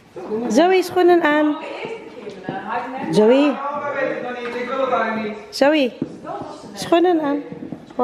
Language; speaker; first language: Dutch; non-native, learner; Filipino